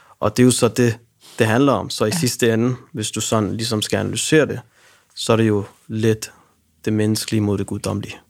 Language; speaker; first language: Danish; early bilingual, other home language; Arabic